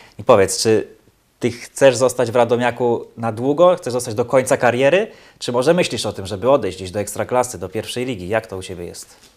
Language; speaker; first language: Polish; native; Polish